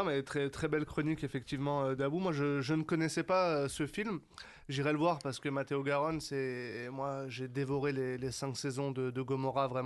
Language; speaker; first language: French; native; French